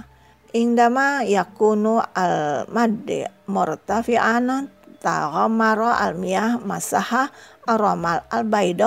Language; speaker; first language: Arabic; non-native, learner; Indonesian